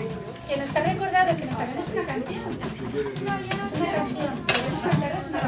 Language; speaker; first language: Spanish; native; Spanish